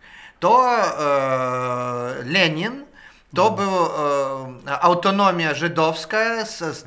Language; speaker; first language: Polish; non-native, fluent; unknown